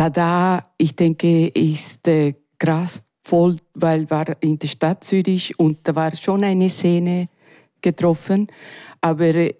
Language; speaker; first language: German; non-native, learner; Spanish